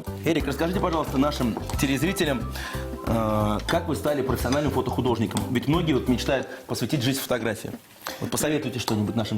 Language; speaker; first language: Russian; native; Russian